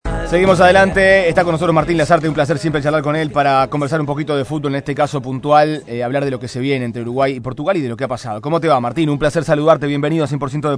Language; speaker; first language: Spanish; native; Spanish